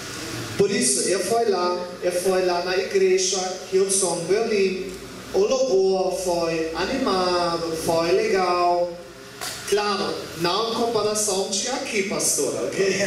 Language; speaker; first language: Portuguese; non-native, learner; German